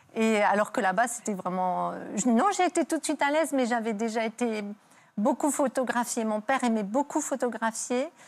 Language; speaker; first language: French; native; French